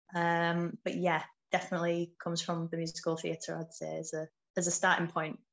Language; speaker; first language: English; native; English